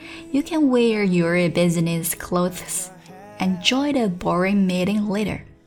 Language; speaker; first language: English; non-native, fluent; Chinese